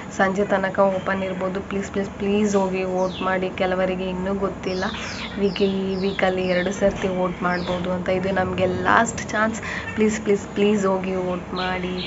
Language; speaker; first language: Kannada; non-native, local second language; Tulu